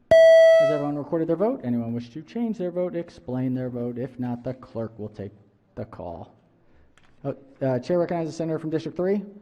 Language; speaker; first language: English; native; English